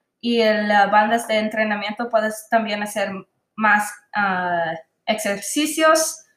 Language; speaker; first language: Spanish; non-native, learner; English